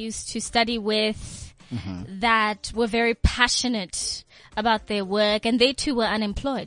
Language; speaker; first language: English; non-native, local second language; Tswana